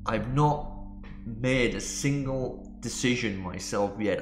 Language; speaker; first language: English; native; English